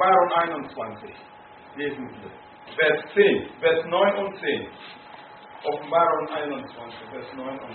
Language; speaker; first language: German; non-native, fluent; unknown